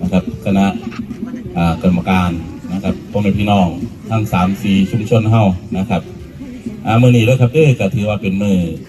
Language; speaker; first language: Thai; native; Thai